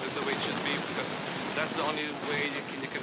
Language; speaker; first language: English; native; English